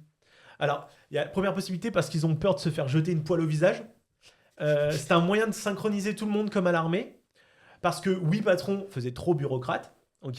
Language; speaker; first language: French; native; French